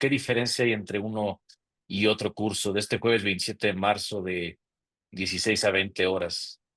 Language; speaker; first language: Spanish; native; Spanish